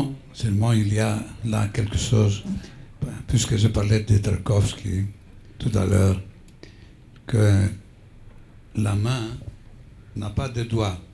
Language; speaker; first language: French; non-native, fluent; Greek